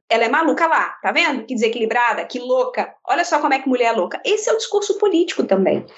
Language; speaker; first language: Portuguese; native; Portuguese